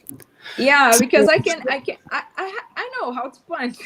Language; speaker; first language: English; non-native, learner; Portuguese